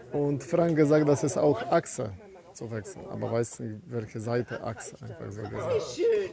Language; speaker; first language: German; non-native, learner; Polish